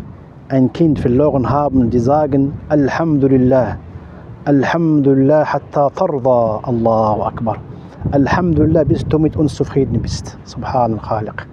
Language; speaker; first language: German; non-native, fluent; Arabic